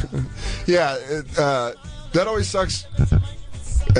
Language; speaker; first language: English; native; English